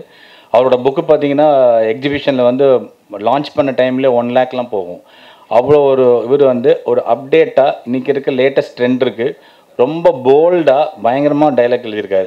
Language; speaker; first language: Tamil; native; Tamil